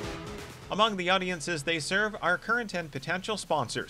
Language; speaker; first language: English; native; English